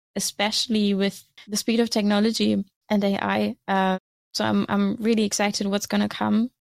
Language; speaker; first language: English; non-native, fluent; German